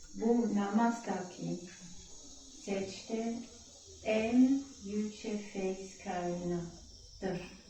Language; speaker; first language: Turkish; non-native, learner; German